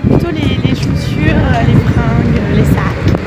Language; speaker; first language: French; native; French